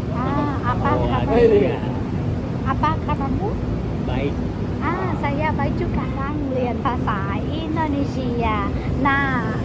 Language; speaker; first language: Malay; non-native, learner; Thai